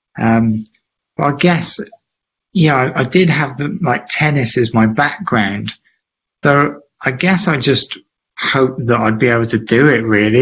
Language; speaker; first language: English; native; English